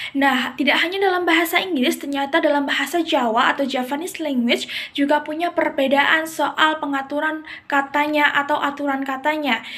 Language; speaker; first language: Indonesian; non-native, local second language; Javanese